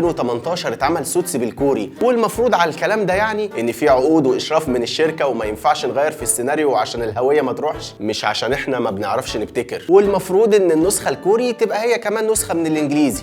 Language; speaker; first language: Arabic; native; Arabic